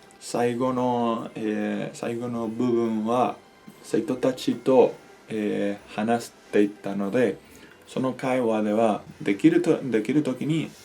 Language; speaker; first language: Japanese; non-native, learner; Spanish